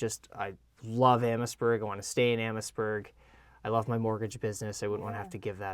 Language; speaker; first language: English; native; English